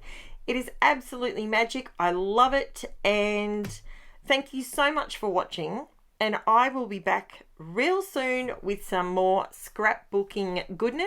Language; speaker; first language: English; native; English